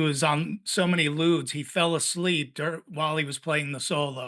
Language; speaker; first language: English; native; English